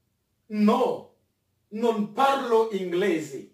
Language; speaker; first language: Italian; non-native, fluent; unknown